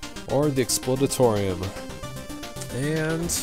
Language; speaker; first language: English; native; English